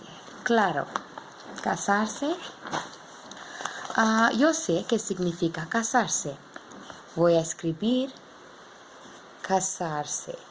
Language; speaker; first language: Spanish; non-native, learner; English